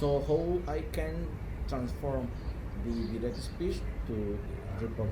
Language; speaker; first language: English; non-native, learner; Spanish